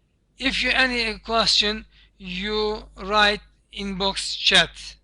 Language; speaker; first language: English; non-native, learner; Turkish